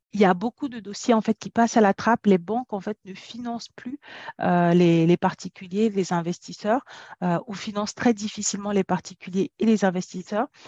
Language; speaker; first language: French; native; French